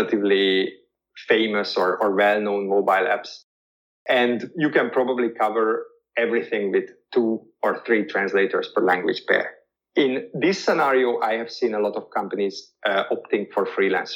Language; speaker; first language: English; non-native, fluent; Hungarian